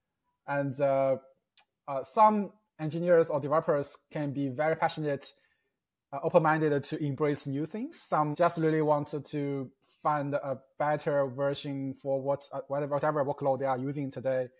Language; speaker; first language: English; non-native, fluent; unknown